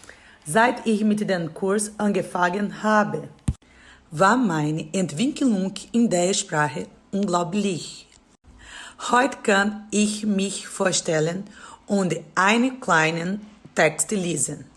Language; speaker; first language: German; non-native, learner; Portuguese